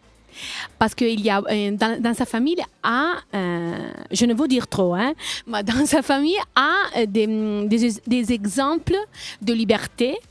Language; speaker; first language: French; non-native, learner; Italian